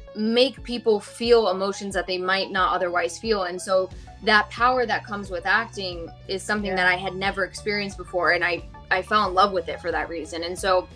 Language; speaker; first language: English; early bilingual, other home language; Gujarati